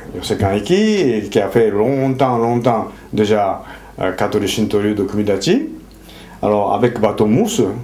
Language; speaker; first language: French; non-native, fluent; Japanese